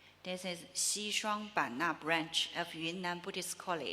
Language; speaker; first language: English; non-native, learner; Chinese